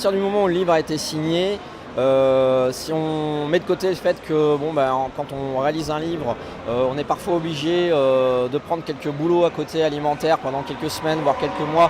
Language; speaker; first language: French; native; French